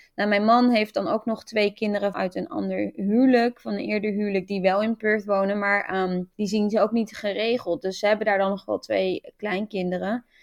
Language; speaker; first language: Dutch; native; Dutch